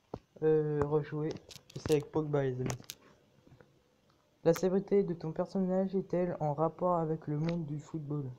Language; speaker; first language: French; native; French